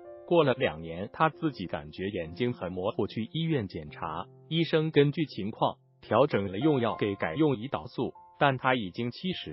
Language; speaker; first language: Chinese; native; Chinese